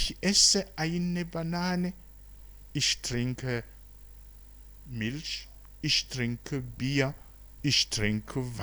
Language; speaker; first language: German; non-native, fluent; Rundi